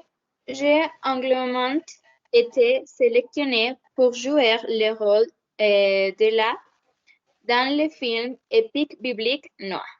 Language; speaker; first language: French; non-native, learner; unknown